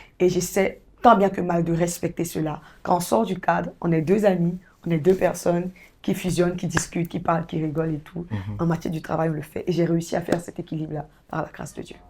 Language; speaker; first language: French; native; French